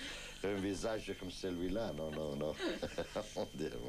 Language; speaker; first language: French; non-native, fluent; Italian